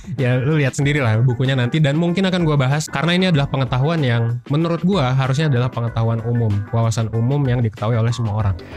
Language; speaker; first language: Indonesian; native; Indonesian